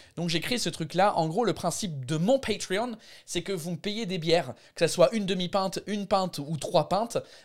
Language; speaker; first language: French; non-native, fluent; English